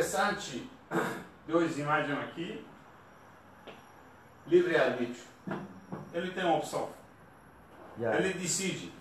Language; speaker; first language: Portuguese; non-native, learner; Persian